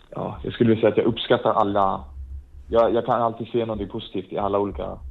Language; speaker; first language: Swedish; native; Swedish